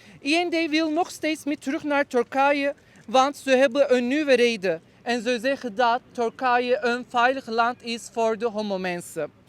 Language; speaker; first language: Dutch; non-native, fluent; Turkish